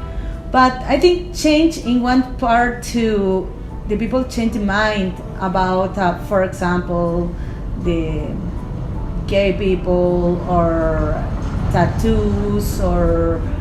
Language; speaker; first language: English; non-native, learner; Spanish